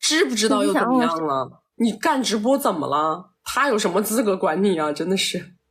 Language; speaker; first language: Chinese; native; Chinese